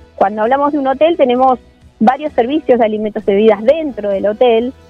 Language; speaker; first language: Spanish; native; Spanish